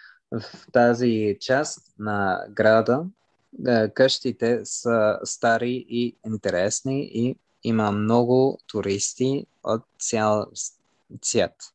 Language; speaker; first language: Bulgarian; non-native, learner; French